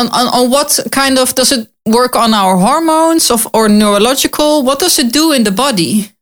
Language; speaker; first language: English; non-native, learner; Dutch